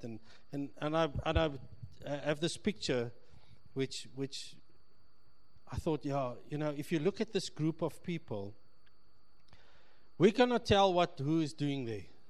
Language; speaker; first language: English; early bilingual, other home language; Afrikaans